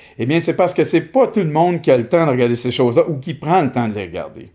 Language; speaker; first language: French; native; French